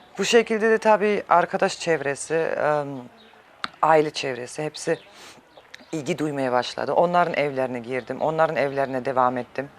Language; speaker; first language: Turkish; early bilingual, heritage; Turkish